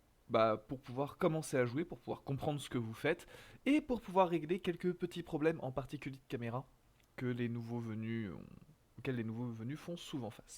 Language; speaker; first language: French; native; French